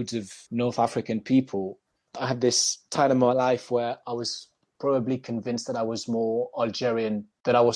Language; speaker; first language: English; non-native, fluent; French